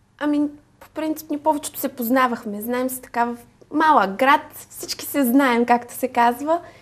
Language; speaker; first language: Bulgarian; native; Bulgarian